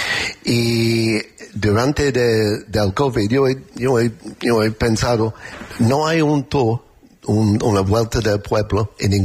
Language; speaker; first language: Spanish; non-native, learner; English